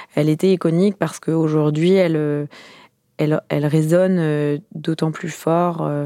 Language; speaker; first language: French; native; French